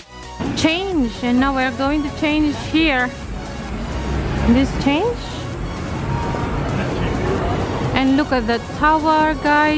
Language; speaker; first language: English; non-native, local second language; Filipino